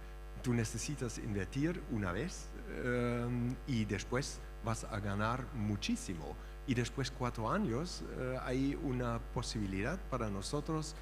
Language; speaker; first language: Spanish; non-native, fluent; German